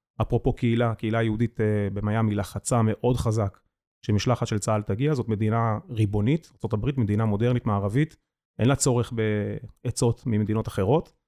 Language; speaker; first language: Hebrew; native; Hebrew